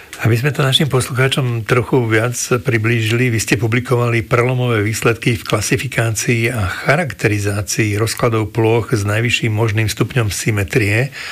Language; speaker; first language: Slovak; native; Slovak